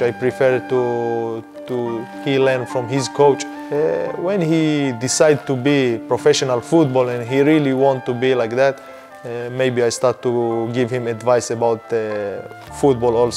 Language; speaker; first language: English; non-native, fluent; Hebrew